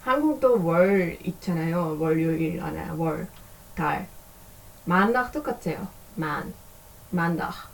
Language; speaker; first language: Korean; non-native, learner; Dutch